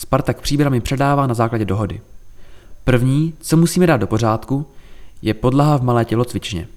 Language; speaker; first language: Czech; native; Czech